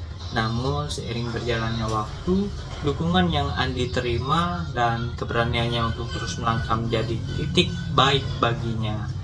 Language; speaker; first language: Indonesian; native; Indonesian